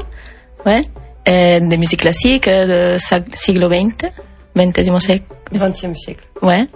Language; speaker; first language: French; non-native, learner; Italian